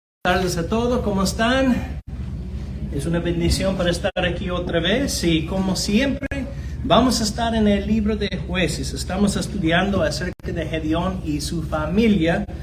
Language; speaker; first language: Spanish; non-native, fluent; English